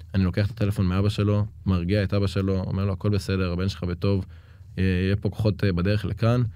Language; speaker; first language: Hebrew; native; Hebrew